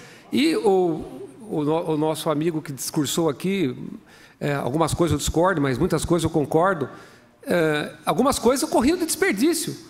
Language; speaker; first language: Portuguese; native; Portuguese